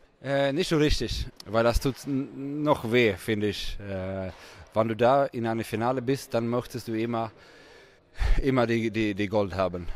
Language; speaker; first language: German; non-native, fluent; Swedish